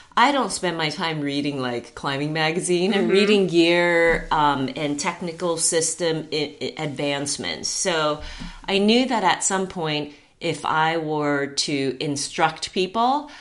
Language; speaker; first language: English; early bilingual, heritage; Chinese